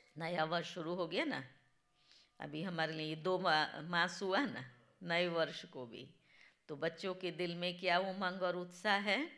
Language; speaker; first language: Hindi; non-native, local second language; Gujarati